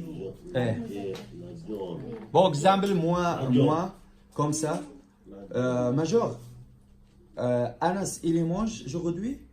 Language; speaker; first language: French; non-native, learner; Arabic